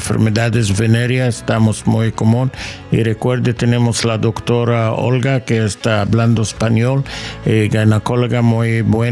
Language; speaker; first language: Spanish; non-native, learner; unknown